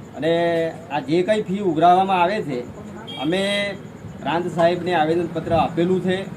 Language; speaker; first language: Gujarati; non-native, local second language; Bhili